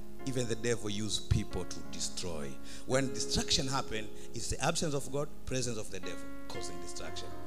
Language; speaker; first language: English; non-native, local second language; Swahili